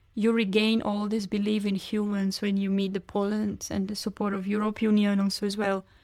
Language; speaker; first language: English; non-native, fluent; Ukrainian